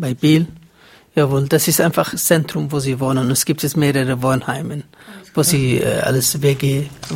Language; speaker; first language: German; non-native, fluent; Somali